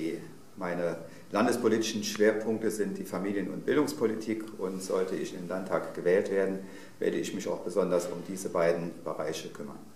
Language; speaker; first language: German; native; German